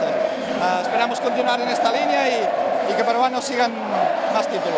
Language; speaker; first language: Portuguese; non-native, fluent; Spanish